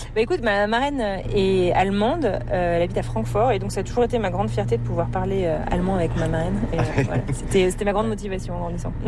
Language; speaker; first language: French; native; French